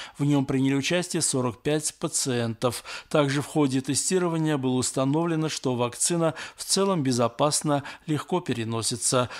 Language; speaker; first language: Russian; non-native, local second language; Armenian